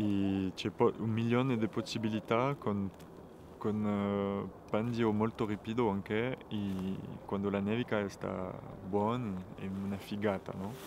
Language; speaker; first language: Italian; non-native, fluent; French